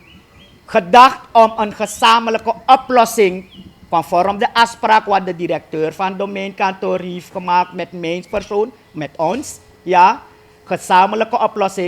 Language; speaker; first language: Dutch; native; Dutch